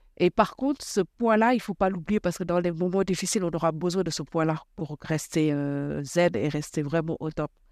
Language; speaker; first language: French; non-native, local second language; Wolof